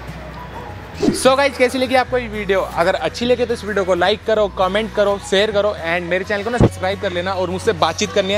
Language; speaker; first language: Hindi; native; Hindi